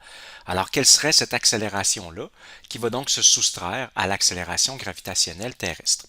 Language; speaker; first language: French; native; French